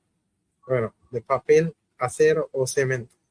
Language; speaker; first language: Spanish; non-native, fluent; Hindi